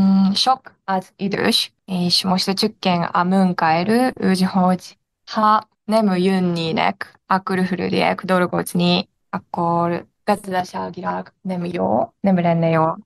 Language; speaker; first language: Hungarian; non-native, fluent; Japanese